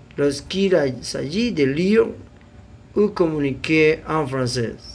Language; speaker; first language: French; non-native, learner; Spanish